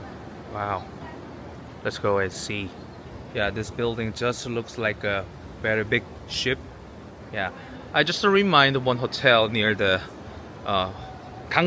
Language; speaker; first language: English; non-native, learner; Korean